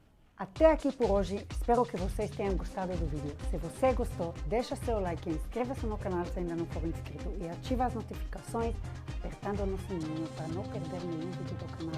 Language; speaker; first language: Portuguese; non-native, fluent; Hebrew